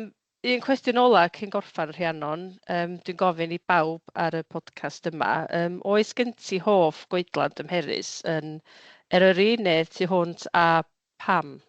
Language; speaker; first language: Welsh; native; Welsh